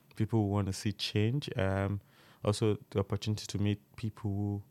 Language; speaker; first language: English; non-native, local second language; Yoruba